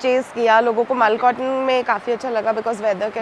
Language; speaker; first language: Hindi; native; Hindi